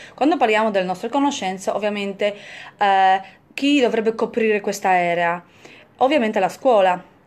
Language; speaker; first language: Italian; non-native, fluent; Polish